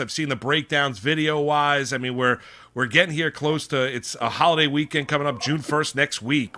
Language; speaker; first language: English; native; English